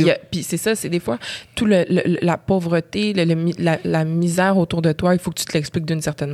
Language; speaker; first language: French; native; French